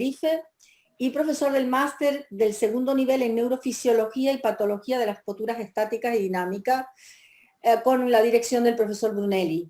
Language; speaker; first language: Spanish; native; Spanish